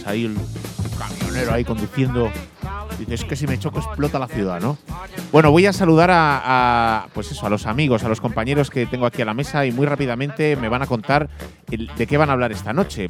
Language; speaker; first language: Spanish; native; Spanish